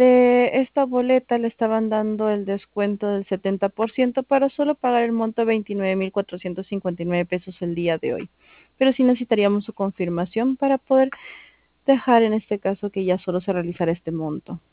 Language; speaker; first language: Spanish; native; Spanish